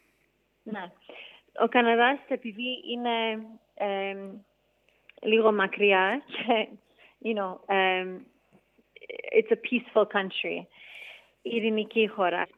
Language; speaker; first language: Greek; early bilingual, heritage; English